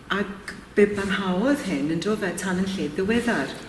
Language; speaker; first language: Welsh; native; Welsh